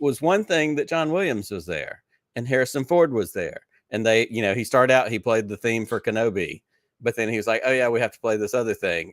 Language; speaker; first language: English; native; English